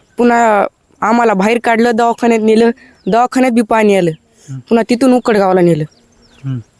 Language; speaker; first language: Marathi; native; Marathi